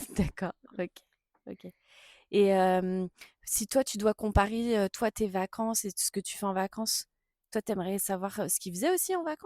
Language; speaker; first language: French; native; French